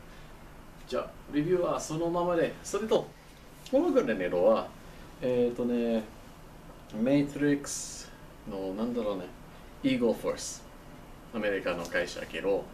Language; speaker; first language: Japanese; non-native, learner; English